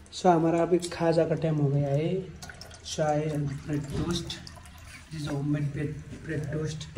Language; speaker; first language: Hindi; non-native, learner; Nepali